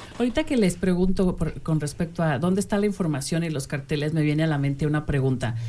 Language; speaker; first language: Spanish; native; Spanish